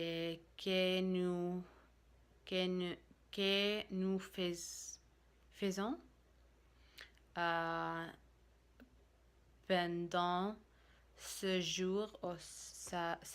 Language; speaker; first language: French; non-native, learner; English